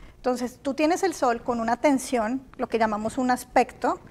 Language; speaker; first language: Spanish; native; Spanish